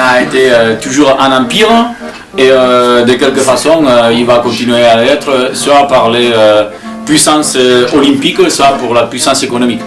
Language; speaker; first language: French; non-native, fluent; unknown